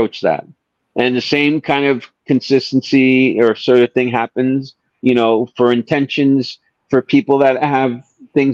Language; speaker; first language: English; native; English